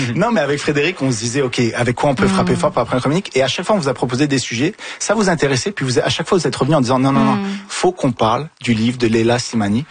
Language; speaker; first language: French; early bilingual, other home language; Arabic